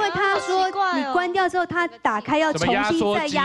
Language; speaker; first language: Chinese; native; Chinese